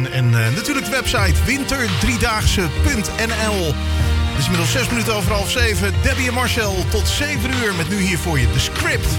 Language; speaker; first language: Dutch; native; Dutch